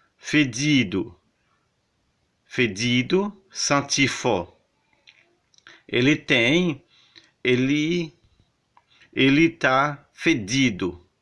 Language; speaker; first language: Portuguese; non-native, fluent; Haitian Creole